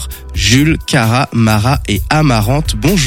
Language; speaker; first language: French; native; French